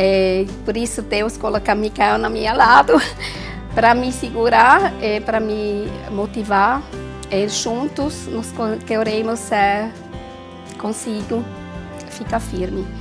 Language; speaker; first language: Portuguese; non-native, learner; German